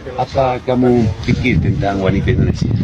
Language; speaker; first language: Indonesian; non-native, learner; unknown